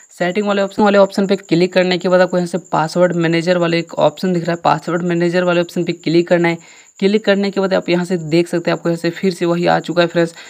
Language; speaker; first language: Hindi; native; Hindi